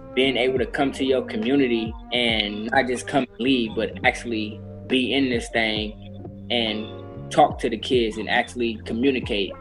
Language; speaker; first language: English; native; English